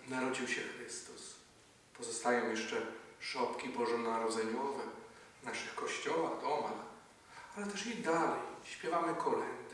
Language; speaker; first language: Polish; native; Polish